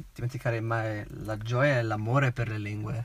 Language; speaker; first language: Italian; non-native, fluent; English